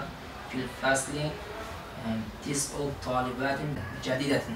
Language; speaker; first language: Arabic; non-native, learner; Uzbek